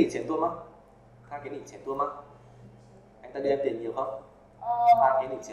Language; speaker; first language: Chinese; non-native, fluent; Vietnamese